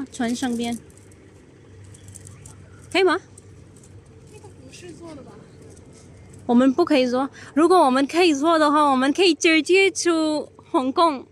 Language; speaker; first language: Chinese; non-native, fluent; Urdu